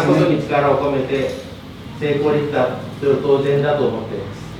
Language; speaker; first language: Japanese; non-native, fluent; Indonesian